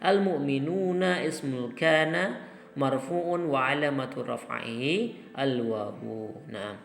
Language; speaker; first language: Arabic; non-native, fluent; Indonesian